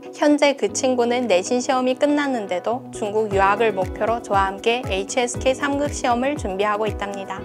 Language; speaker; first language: Korean; non-native, fluent; Chinese